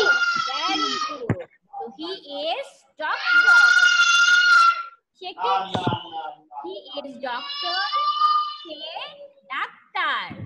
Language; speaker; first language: English; non-native, learner; Bangla